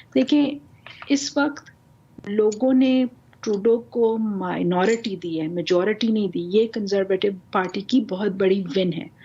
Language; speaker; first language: Urdu; native; Urdu